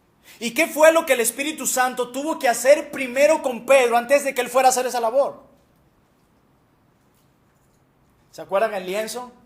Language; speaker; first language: Spanish; native; Spanish